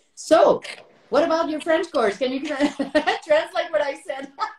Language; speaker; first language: English; non-native, fluent; French